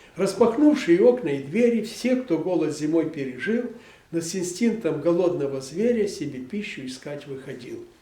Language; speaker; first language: Russian; non-native, local second language; Ukrainian